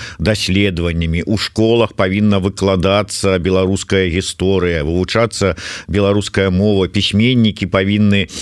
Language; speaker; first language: Belarusian; non-native, local second language; Russian